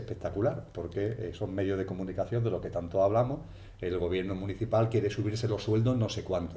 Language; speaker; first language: Spanish; native; Spanish